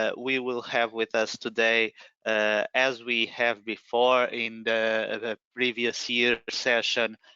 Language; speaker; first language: English; non-native, fluent; Portuguese